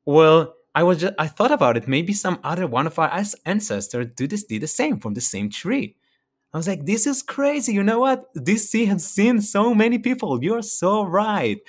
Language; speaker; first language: English; non-native, fluent; Hebrew